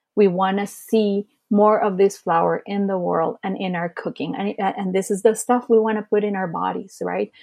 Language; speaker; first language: English; early bilingual, other home language; Spanish